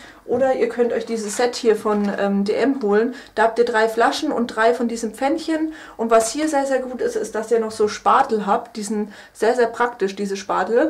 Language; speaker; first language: German; native; German